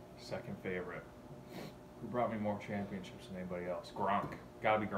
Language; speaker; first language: English; native; English